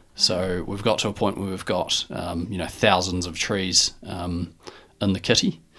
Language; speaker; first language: English; native; English